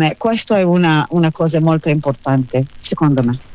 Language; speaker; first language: Italian; non-native, learner; Hebrew